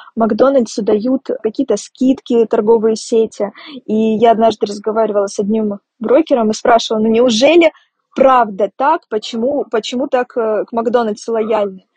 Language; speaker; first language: Russian; native; Russian